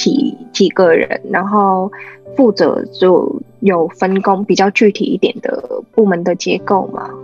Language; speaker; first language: Chinese; non-native, fluent; Vietnamese